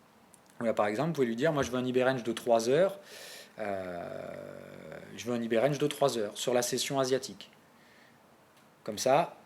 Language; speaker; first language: French; native; French